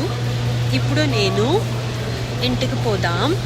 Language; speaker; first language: Telugu; non-native, learner; Kannada